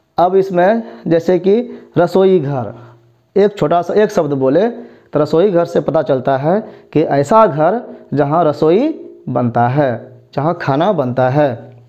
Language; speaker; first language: Hindi; native; Hindi